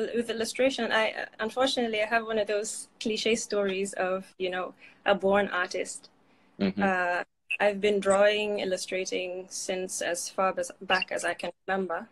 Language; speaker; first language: English; non-native, local second language; Fula